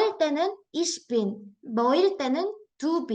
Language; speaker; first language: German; non-native, fluent; Korean